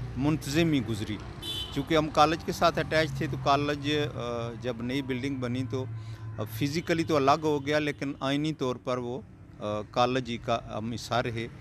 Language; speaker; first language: Urdu; non-native, local second language; Pahari-Potwari